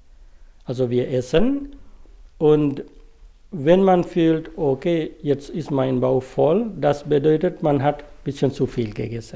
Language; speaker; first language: German; non-native, fluent; Sinhala